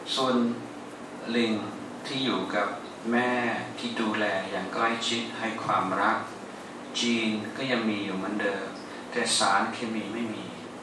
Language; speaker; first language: Thai; non-native, fluent; English